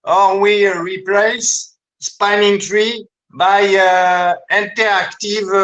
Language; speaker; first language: English; non-native, learner; French